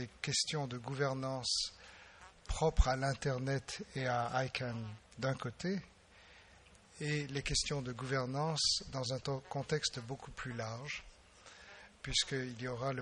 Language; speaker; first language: French; native; French